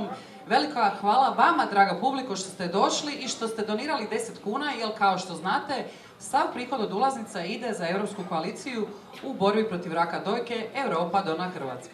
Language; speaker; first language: Croatian; native; Croatian